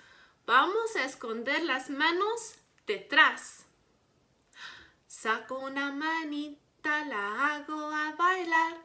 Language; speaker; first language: Spanish; non-native, learner; English